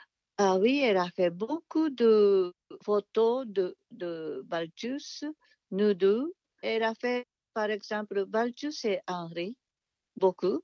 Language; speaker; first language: French; non-native, fluent; Japanese